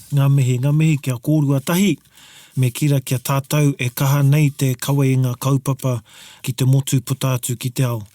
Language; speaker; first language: Māori; non-native, local second language; English